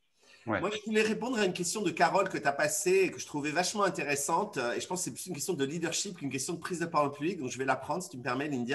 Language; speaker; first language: French; native; French